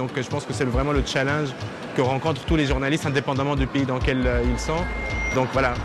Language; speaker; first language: French; non-native, local second language; Arabic